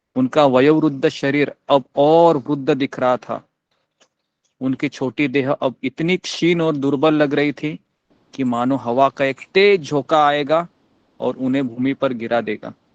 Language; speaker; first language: Hindi; non-native, local second language; Marathi